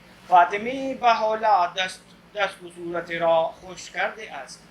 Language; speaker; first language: Persian; non-native, fluent; Urdu